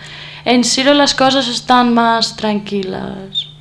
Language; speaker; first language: Spanish; non-native, learner; Greek